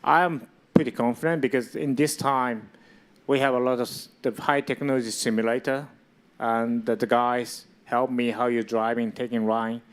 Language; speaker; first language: English; non-native, learner; Japanese